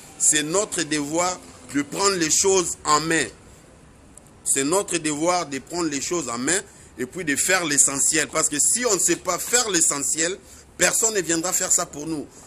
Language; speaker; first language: French; non-native, local second language; Lingala